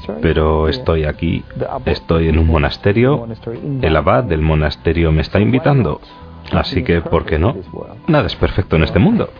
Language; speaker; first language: Spanish; non-native, fluent; German